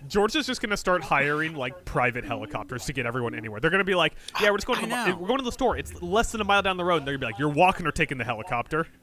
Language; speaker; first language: English; native; English